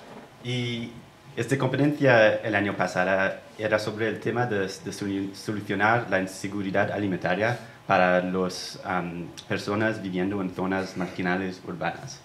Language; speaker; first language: Spanish; non-native, fluent; English